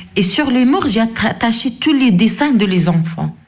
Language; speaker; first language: French; non-native, local second language; Arabic